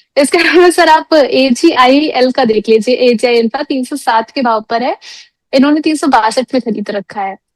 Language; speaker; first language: Hindi; native; Hindi